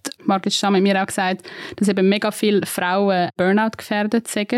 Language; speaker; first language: German; native; German